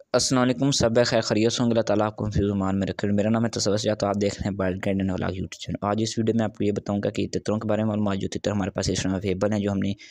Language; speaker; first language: Urdu; non-native, local second language; Punjabi